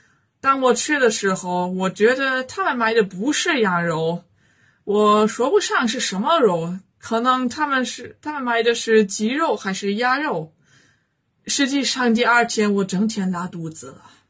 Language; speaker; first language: Chinese; non-native, fluent; German